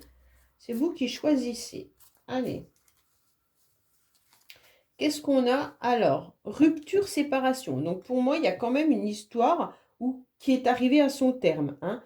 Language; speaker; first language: French; native; French